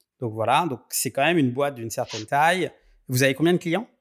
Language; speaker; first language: French; native; French